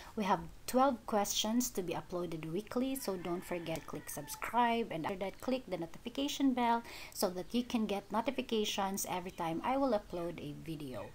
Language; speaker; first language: English; non-native, local second language; Filipino